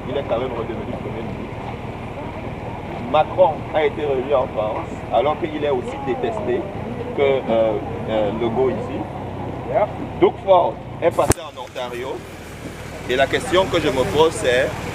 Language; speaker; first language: French; native; French